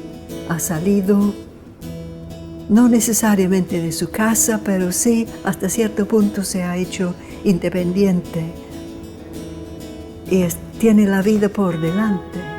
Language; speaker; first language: Spanish; non-native, fluent; English